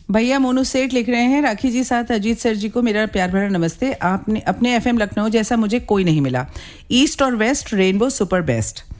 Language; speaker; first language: Hindi; native; Hindi